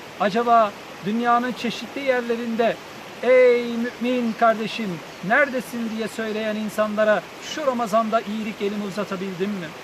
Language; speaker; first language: Turkish; native; Turkish